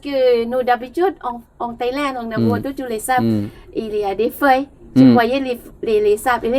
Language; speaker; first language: French; non-native, learner; Thai